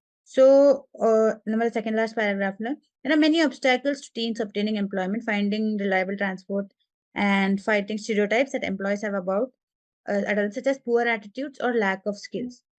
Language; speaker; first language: English; non-native, local second language; Malayalam